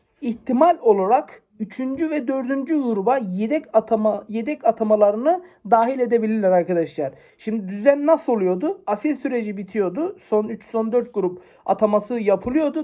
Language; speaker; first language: Turkish; native; Turkish